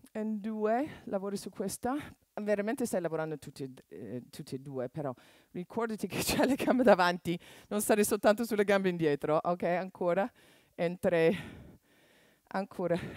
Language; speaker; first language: Italian; non-native, fluent; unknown